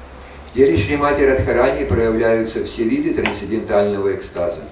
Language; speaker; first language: Russian; native; Russian